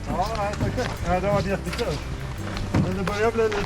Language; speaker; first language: Swedish; native; Swedish